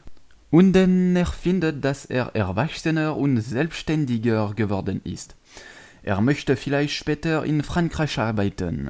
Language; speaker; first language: German; non-native, learner; French